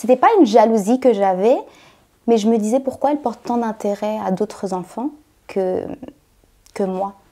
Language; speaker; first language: French; native; French